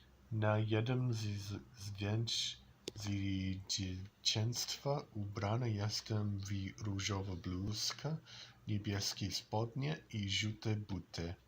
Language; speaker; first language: Polish; non-native, learner; English